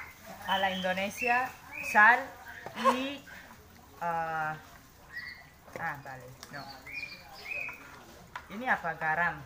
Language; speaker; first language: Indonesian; non-native, learner; Spanish